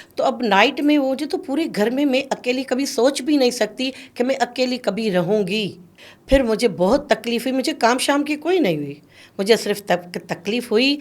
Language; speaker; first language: Urdu; non-native, local second language; Sindhi